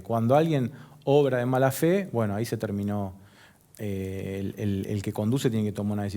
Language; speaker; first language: Spanish; native; Spanish